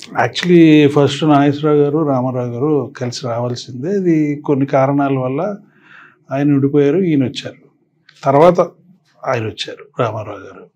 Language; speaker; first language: Telugu; native; Telugu